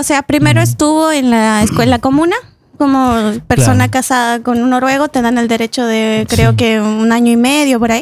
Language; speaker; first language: Spanish; native; Spanish